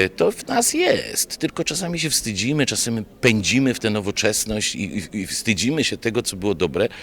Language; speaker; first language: Polish; non-native, local second language; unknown